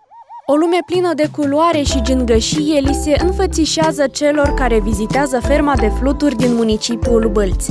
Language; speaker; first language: Romanian; native; Romanian